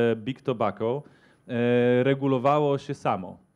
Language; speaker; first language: Polish; native; Polish